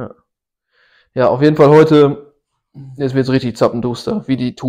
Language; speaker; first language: German; native; German